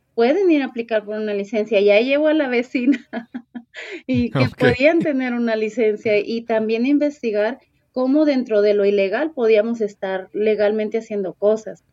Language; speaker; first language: Spanish; native; Spanish